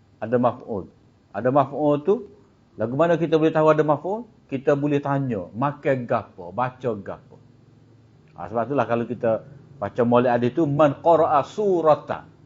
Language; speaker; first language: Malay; native; Malay